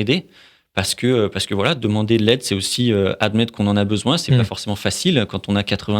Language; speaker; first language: French; native; French